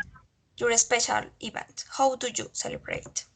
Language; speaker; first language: English; non-native, learner; Spanish